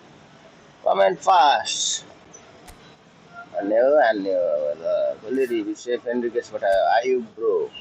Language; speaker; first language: English; non-native, learner; Nepali